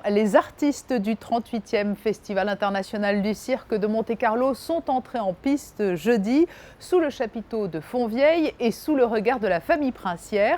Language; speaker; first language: French; native; French